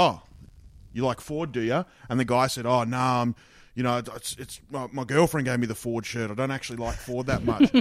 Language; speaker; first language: English; native; English